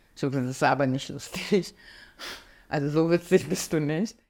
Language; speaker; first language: German; non-native, fluent; Persian